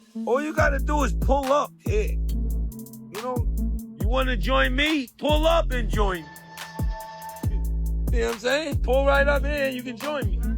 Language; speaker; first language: English; native; English